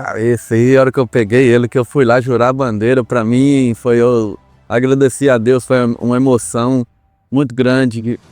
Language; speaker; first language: Portuguese; native; Portuguese